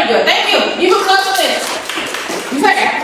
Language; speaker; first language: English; non-native, fluent; Indonesian